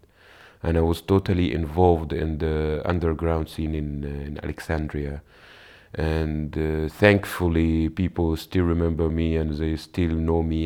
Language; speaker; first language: English; non-native, fluent; Arabic